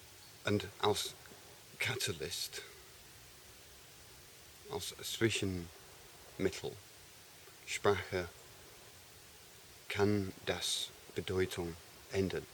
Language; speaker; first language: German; non-native, fluent; English